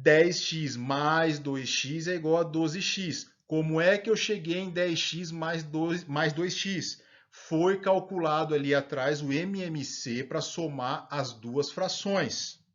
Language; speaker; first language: Portuguese; native; Portuguese